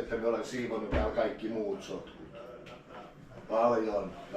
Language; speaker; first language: Finnish; native; Finnish